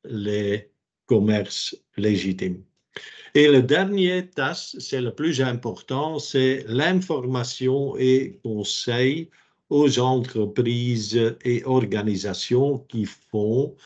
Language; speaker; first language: French; non-native, local second language; Dutch